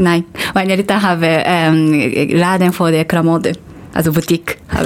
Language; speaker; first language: German; non-native, fluent; Japanese